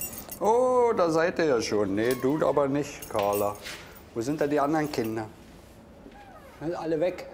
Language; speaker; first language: German; native; German